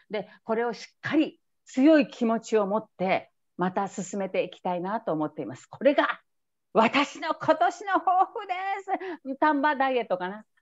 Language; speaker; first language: Japanese; native; Japanese